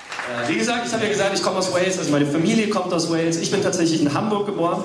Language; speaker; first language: German; early bilingual, other home language; English